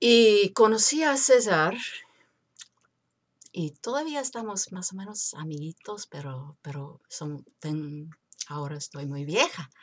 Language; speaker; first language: Spanish; non-native, fluent; English